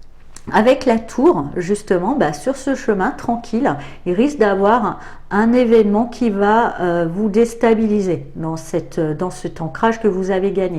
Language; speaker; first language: French; native; French